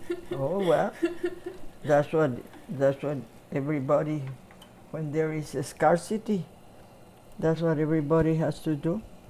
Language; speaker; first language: English; non-native, fluent; Spanish